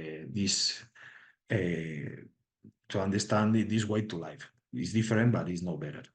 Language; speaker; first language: English; non-native, learner; Spanish